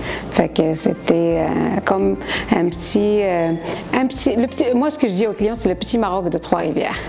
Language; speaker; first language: French; non-native, local second language; Arabic